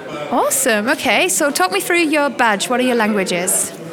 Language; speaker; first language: English; non-native, fluent; German